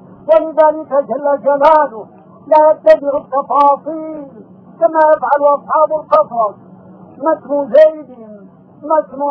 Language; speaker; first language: Arabic; native; Arabic